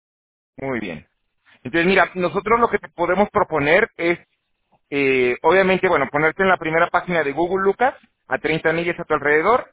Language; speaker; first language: Spanish; native; Spanish